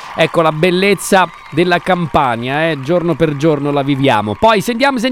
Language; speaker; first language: Italian; native; Italian